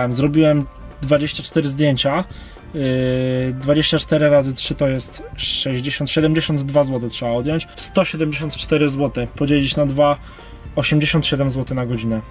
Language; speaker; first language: Polish; native; Polish